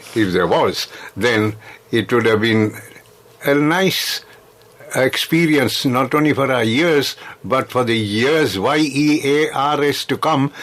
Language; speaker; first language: English; non-native, local second language; Sinhala